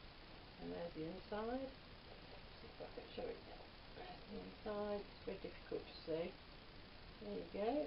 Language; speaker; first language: English; native; English